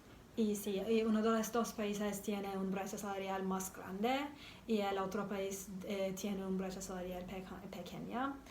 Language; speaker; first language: Spanish; non-native, learner; English